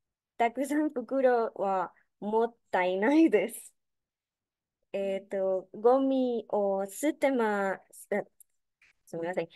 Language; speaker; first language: Japanese; non-native, learner; Spanish